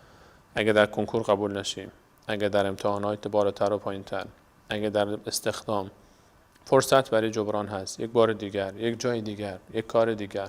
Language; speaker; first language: Persian; native; Persian